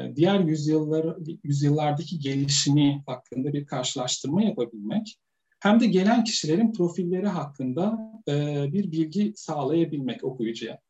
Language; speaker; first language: Turkish; native; Turkish